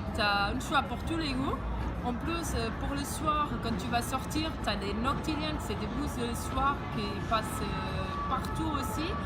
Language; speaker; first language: French; non-native, fluent; Portuguese